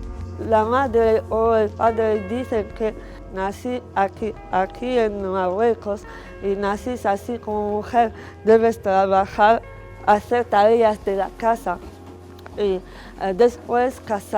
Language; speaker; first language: Spanish; non-native, learner; Arabic